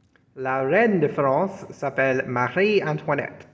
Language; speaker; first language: French; non-native, fluent; English